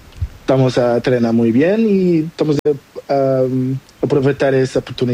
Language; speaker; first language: Spanish; non-native, learner; Portuguese